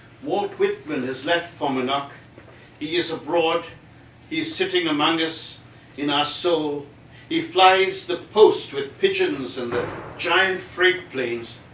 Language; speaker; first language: English; non-native, local second language; Tamil